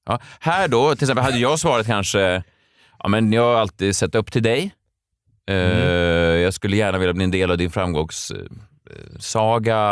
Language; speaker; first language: Swedish; native; Swedish